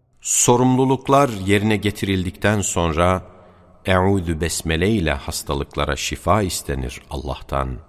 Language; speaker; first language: Turkish; native; Turkish